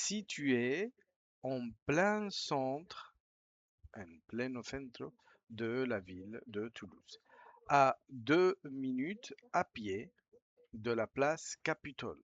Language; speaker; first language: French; non-native, fluent; Spanish